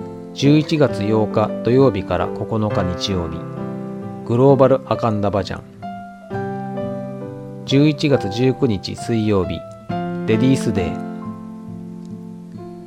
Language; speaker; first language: Japanese; native; Japanese